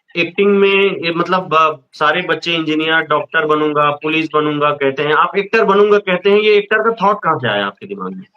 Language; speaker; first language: Hindi; native; Hindi